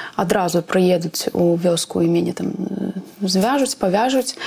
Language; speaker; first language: Belarusian; native; Belarusian